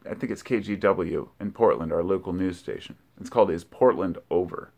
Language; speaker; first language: English; native; English